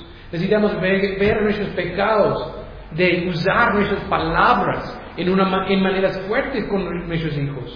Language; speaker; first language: Spanish; non-native, fluent; English